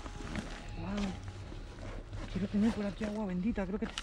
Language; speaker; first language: Spanish; native; Spanish